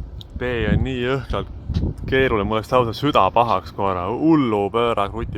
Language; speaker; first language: Estonian; native; Estonian